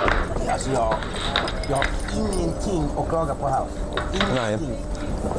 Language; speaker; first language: Swedish; native; Swedish